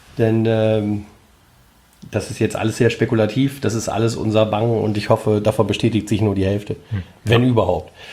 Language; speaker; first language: German; native; German